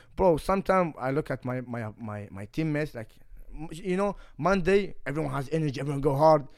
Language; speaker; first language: English; non-native, fluent; Arabic